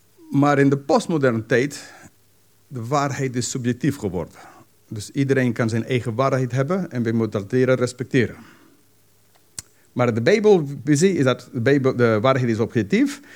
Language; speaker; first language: Dutch; non-native, fluent; English